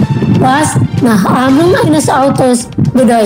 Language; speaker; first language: German; non-native, fluent; Indonesian